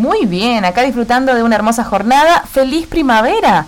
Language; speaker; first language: Spanish; native; Spanish